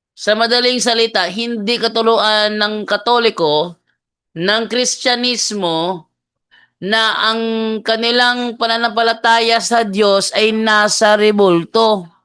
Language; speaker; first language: Filipino; non-native, local second language; Cebuano